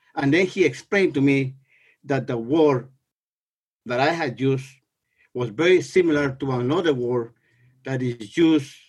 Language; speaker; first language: English; non-native, fluent; Spanish